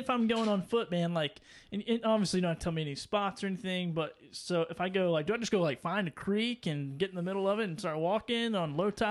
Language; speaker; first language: English; native; English